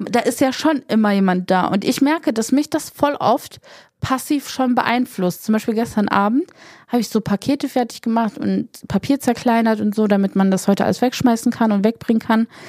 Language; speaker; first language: German; early bilingual, other home language; Polish